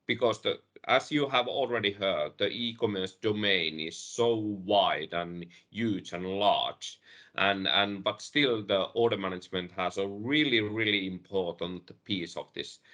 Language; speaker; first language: English; non-native, fluent; Finnish